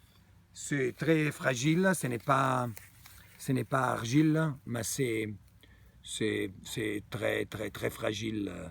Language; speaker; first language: French; non-native, fluent; Italian